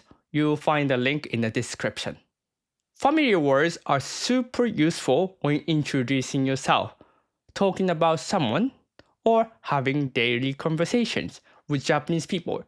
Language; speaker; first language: English; non-native, fluent; Japanese